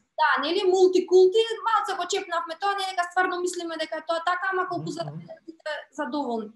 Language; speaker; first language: Macedonian; native; Macedonian